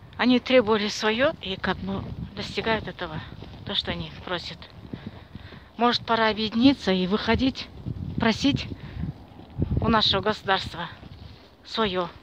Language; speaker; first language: Russian; non-native, local second language; Kazakh